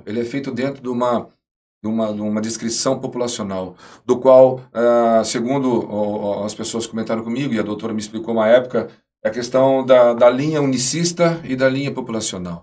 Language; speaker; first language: Portuguese; native; Portuguese